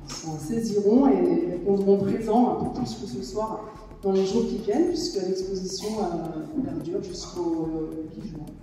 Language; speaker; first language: French; native; French